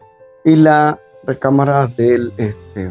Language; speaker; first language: Spanish; native; Spanish